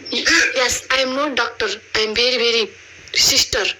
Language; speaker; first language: English; non-native, learner; Nepali